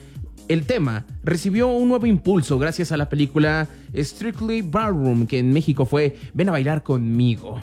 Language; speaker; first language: Spanish; native; Spanish